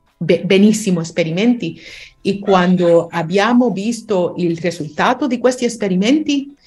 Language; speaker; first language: Italian; non-native, learner; Spanish